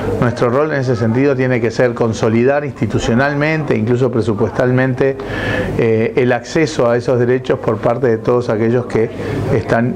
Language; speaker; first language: Spanish; native; Spanish